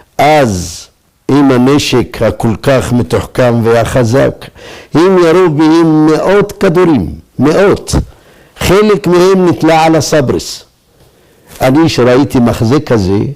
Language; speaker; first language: Hebrew; non-native, local second language; Arabic